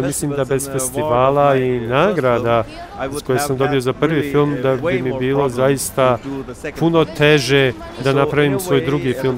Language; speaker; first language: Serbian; early bilingual, heritage; Albanian